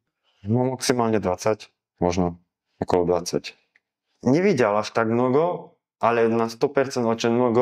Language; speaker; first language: Russian; non-native, learner; Slovak